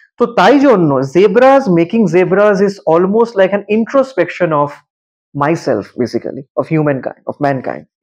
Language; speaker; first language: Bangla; native; Bangla